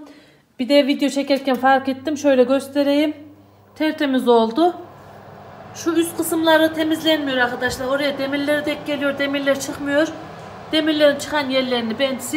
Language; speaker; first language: Turkish; native; Turkish